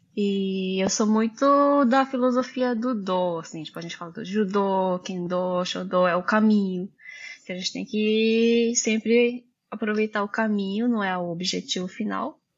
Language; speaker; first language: Portuguese; early bilingual, heritage; Japanese